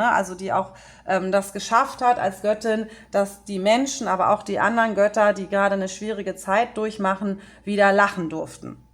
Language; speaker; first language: German; native; German